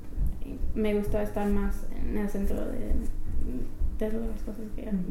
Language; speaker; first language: Spanish; non-native, learner; English